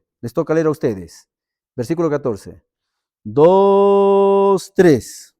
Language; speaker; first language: Spanish; native; Spanish